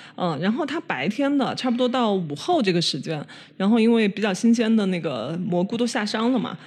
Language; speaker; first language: Chinese; native; Chinese